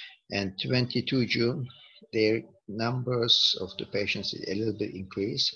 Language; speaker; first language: English; non-native, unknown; Turkish